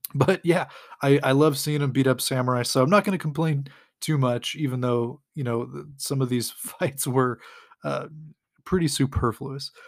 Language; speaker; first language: English; native; English